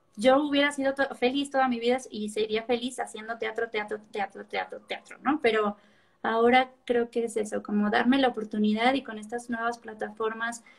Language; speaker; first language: Spanish; native; Spanish